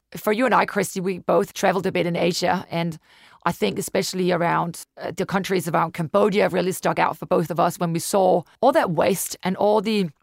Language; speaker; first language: English; non-native, fluent; Danish